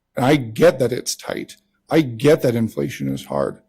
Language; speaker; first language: English; native; English